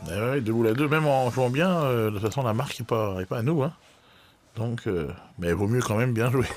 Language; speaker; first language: French; native; French